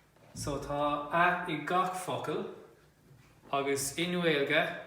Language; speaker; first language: Irish; non-native, local second language; English